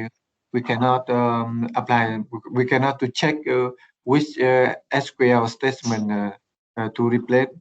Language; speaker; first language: English; non-native, learner; Vietnamese